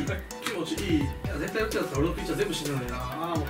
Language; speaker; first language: Japanese; native; Japanese